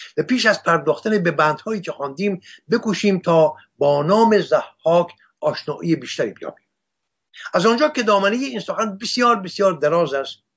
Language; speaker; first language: Persian; non-native, local second language; Assyrian Neo-Aramaic